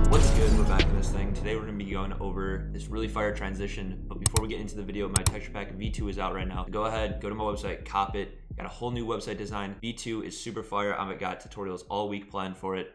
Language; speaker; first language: English; native; English